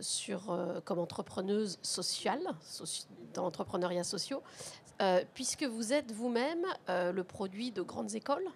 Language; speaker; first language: French; native; French